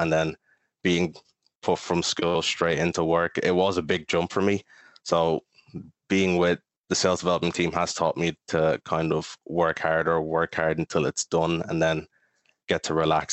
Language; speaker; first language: English; native; English